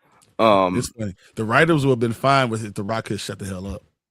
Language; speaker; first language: English; native; English